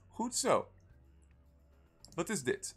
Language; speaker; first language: Dutch; non-native, fluent; English